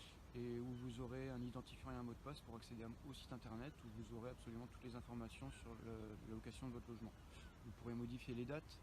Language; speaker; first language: French; native; French